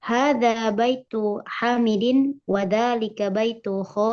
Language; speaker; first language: Arabic; non-native, learner; Indonesian